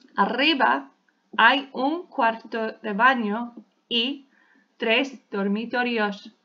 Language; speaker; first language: Spanish; non-native, fluent; English